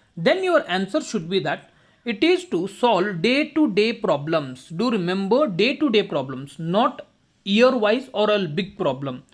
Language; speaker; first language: English; non-native, local second language; Kannada